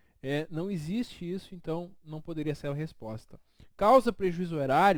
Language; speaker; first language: Portuguese; native; Portuguese